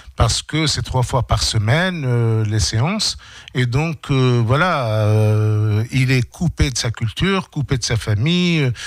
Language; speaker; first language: French; non-native, local second language; Arabic